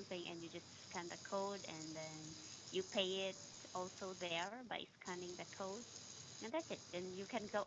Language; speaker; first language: English; non-native, fluent; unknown